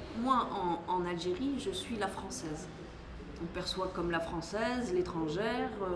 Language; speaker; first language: French; native; French